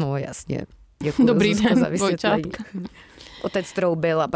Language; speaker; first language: Czech; native; Czech